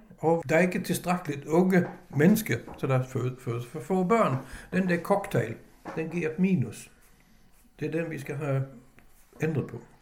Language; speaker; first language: Danish; native; Danish